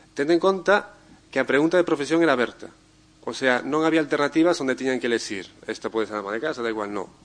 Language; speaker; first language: Galician; non-native, local second language; Spanish